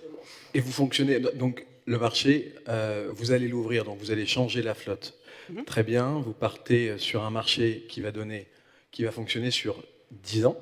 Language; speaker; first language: French; native; French